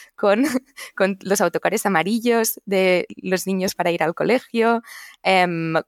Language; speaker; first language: Spanish; non-native, local second language; Catalan